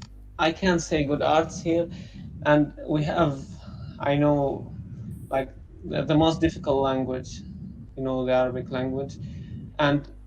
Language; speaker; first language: English; non-native, learner; Arabic